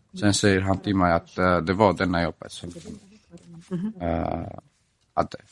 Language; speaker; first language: Swedish; non-native, fluent; Arabic